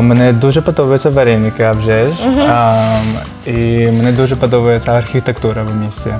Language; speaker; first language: Ukrainian; non-native, learner; English